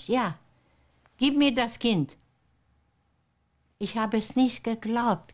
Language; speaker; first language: German; non-native, learner; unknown